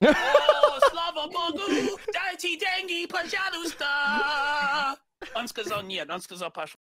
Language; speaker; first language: Russian; non-native, learner; English